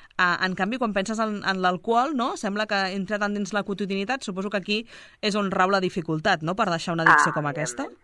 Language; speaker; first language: Catalan; native; Catalan